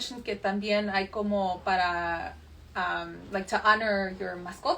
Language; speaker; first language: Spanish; early bilingual, heritage; Spanish